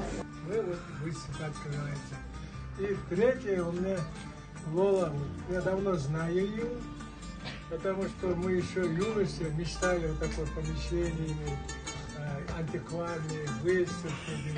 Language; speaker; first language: Russian; non-native, local second language; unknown